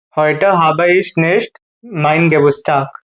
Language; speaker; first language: German; non-native, learner; Hindi